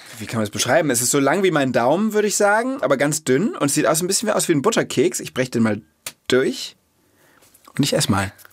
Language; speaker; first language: German; native; German